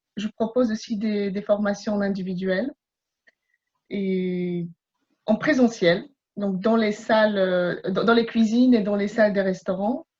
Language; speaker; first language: French; non-native, fluent; Polish